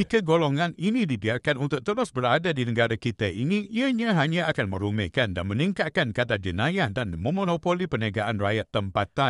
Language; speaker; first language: Malay; native; Malay